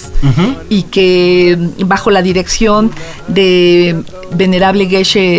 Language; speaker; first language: Spanish; native; Spanish